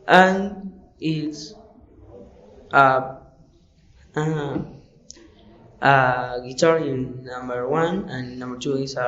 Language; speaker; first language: English; non-native, learner; Spanish